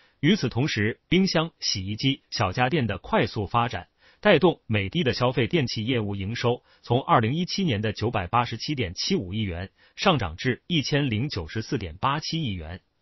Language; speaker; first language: Chinese; native; Chinese